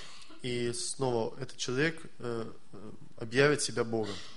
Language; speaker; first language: Russian; native; Russian